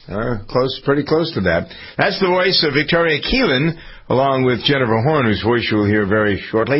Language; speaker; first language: English; native; English